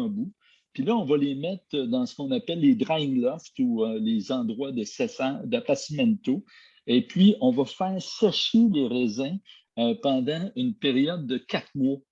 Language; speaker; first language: French; native; French